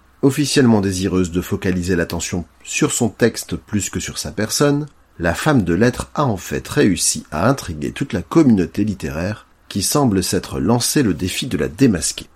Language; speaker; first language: French; native; French